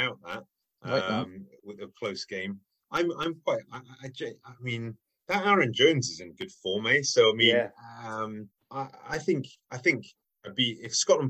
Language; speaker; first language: English; native; English